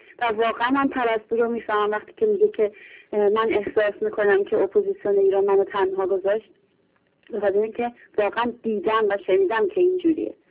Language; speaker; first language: Persian; early bilingual, heritage; Persian